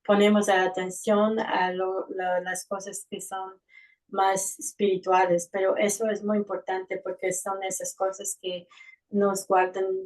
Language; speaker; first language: Spanish; non-native, fluent; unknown